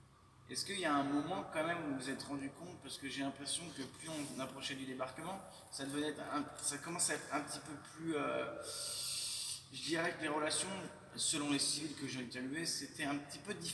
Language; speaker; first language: French; native; French